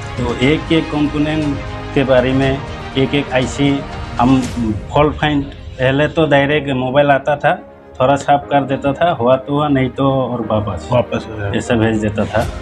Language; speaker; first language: Hindi; non-native, local second language; Assamese